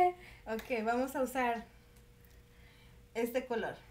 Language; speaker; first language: Spanish; early bilingual, heritage; Spanish